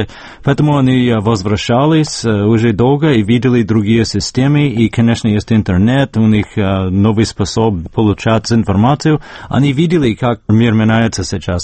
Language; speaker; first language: Russian; non-native, fluent; English